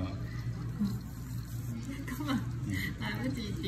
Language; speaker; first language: Chinese; native; Chinese